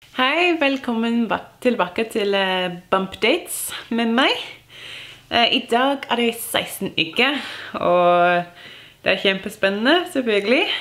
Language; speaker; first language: Norwegian; non-native, learner; English